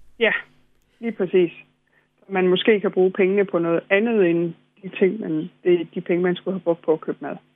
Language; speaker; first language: Danish; native; Danish